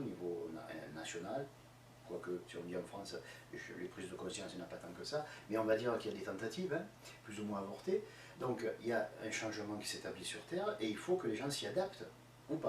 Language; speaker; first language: French; native; French